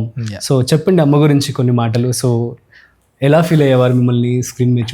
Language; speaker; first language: Telugu; native; Telugu